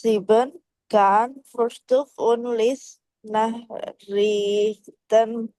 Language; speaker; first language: German; non-native, learner; Indonesian